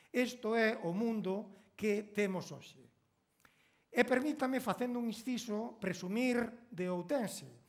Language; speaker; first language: Galician; native; Galician